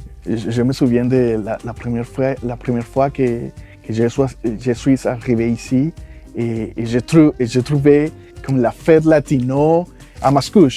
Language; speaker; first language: French; non-native, fluent; Spanish